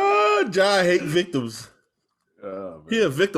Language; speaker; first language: English; native; English